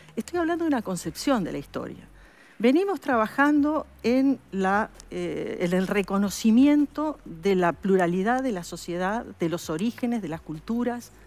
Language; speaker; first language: Spanish; native; Spanish